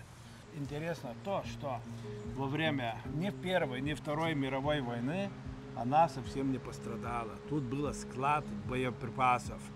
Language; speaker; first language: Russian; non-native, local second language; Lithuanian